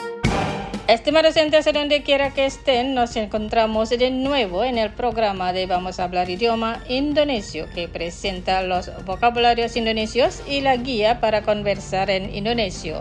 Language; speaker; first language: Spanish; non-native, fluent; Indonesian